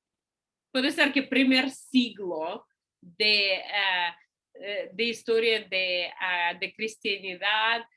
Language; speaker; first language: Spanish; non-native, fluent; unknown